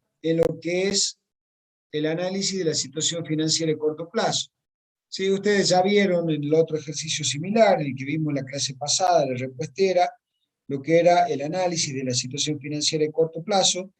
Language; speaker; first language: Spanish; native; Spanish